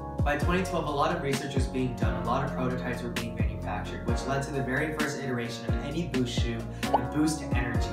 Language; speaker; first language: English; native; English